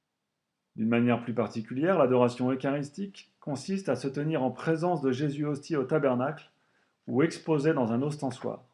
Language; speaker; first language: French; native; French